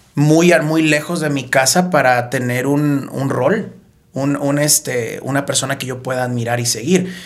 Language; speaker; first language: Spanish; native; Spanish